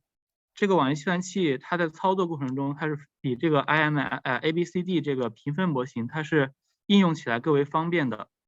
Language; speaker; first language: Chinese; native; Chinese